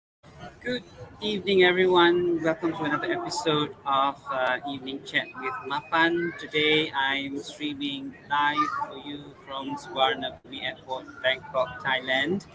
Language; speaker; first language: English; non-native, local second language; Malay